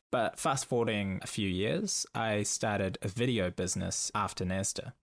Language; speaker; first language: English; native; English